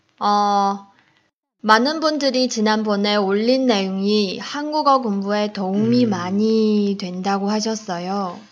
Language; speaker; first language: Korean; non-native, fluent; Chinese